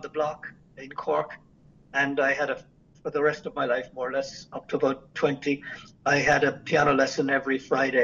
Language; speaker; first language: English; native; English